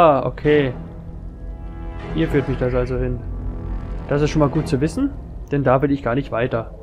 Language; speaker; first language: German; native; German